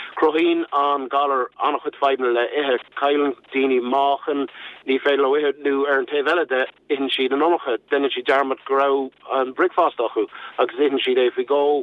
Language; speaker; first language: Irish; non-native, local second language; English